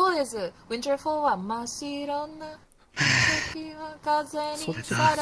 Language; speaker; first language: Japanese; non-native, learner; Spanish